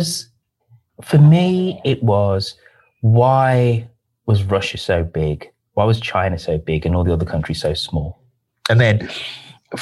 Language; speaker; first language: English; native; English